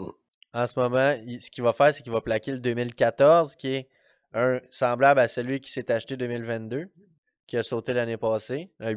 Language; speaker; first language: French; native; French